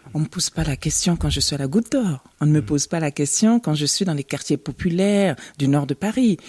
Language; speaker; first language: French; early bilingual, other home language; Bambara